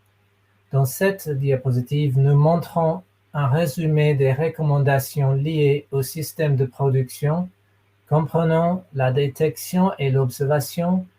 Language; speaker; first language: French; non-native, fluent; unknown